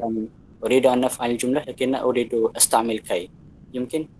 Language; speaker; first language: Arabic; non-native, learner; Malay